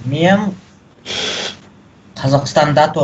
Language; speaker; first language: Kazakh; non-native, local second language; Russian